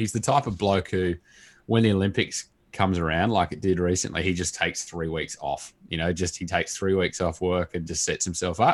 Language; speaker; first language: English; native; English